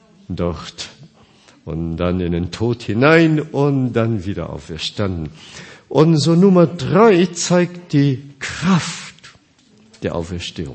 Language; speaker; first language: German; non-native, fluent; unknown